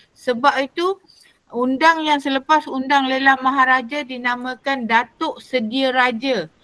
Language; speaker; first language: Malay; native; Malay